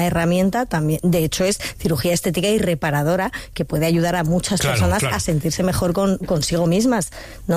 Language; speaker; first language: Spanish; native; Spanish